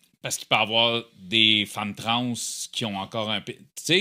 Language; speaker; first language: French; native; French